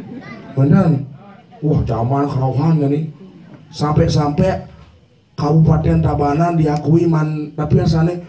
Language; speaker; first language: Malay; non-native, local second language; Balinese